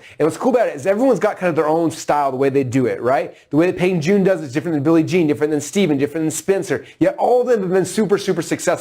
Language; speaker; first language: English; native; English